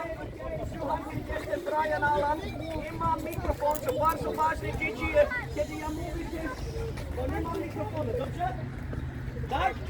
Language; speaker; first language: Polish; non-native, learner; English